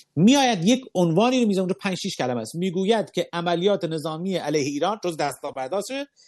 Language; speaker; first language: Persian; native; Persian